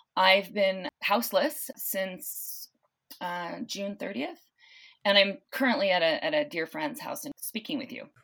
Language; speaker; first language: English; native; English